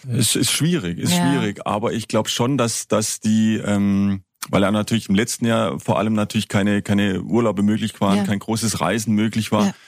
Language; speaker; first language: German; native; German